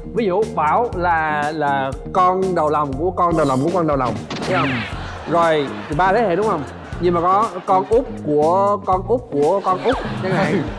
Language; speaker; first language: Vietnamese; non-native, fluent; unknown